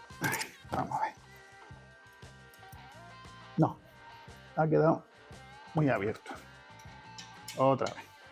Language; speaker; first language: Spanish; native; Spanish